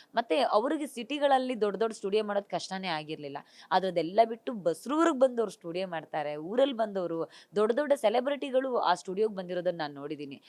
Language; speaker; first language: Kannada; native; Kannada